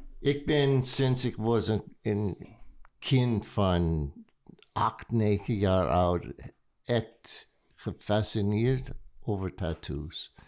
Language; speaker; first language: Dutch; non-native, learner; English